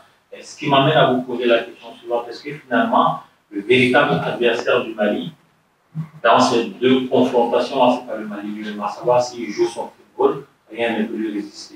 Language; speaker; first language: French; native; French